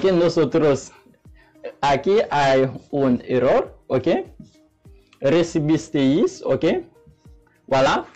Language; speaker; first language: Spanish; non-native, learner; Haitian Creole